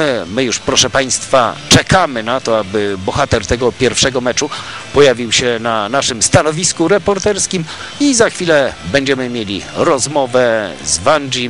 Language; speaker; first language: Polish; native; Polish